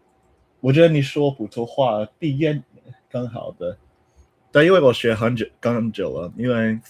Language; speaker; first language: Chinese; non-native, fluent; English